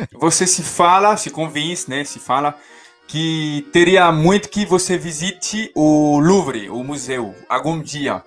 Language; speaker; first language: Portuguese; non-native, fluent; French